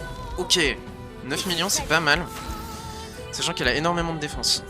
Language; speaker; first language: French; native; French